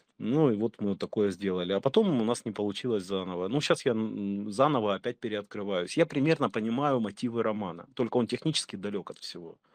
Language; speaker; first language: Russian; native; Russian